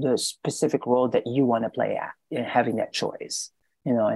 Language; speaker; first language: English; non-native, local second language; Filipino